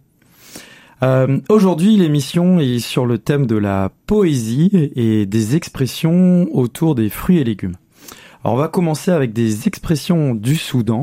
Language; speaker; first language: French; native; French